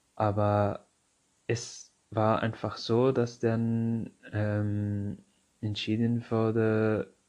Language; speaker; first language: German; non-native, fluent; Arabic